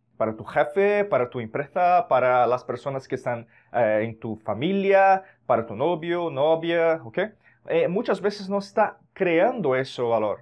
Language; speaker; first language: Spanish; non-native, fluent; Portuguese